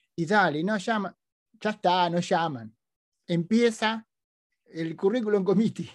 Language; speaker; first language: Spanish; native; Spanish